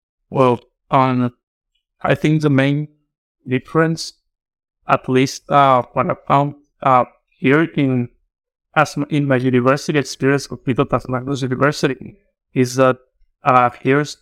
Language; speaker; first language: English; non-native, fluent; Spanish